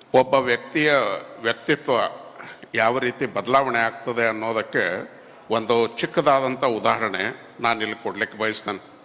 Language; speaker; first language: Kannada; native; Kannada